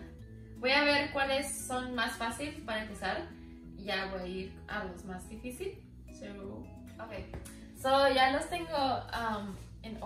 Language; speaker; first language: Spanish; early bilingual, heritage; Spanish